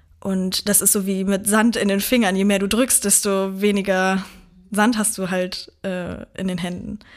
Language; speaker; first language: German; native; German